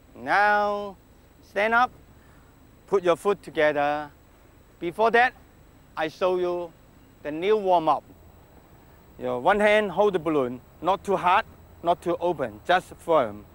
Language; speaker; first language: English; non-native, local second language; Cantonese